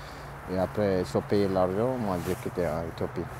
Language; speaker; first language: French; non-native, learner; Oromo